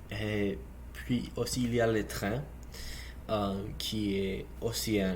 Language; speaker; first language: French; non-native, learner; English